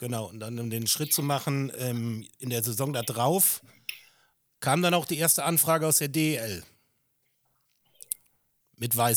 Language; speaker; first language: German; native; German